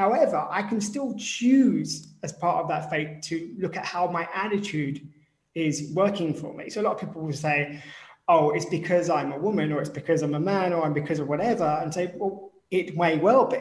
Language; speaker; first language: English; native; English